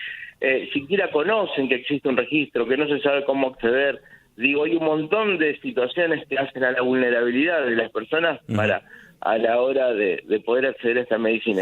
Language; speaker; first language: Spanish; native; Spanish